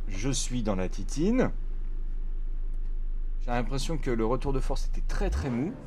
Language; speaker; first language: French; native; French